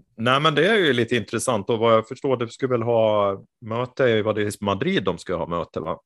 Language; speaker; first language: Swedish; native; Swedish